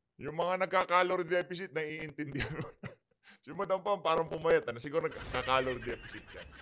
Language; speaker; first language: Filipino; native; Filipino